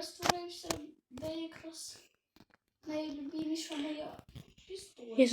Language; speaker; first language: Czech; non-native, learner; Ukrainian